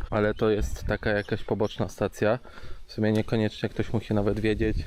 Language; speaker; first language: Polish; native; Polish